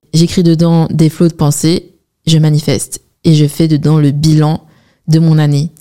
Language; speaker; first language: French; early bilingual, other home language; Chinese